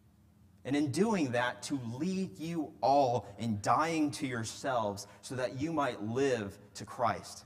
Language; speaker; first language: English; native; English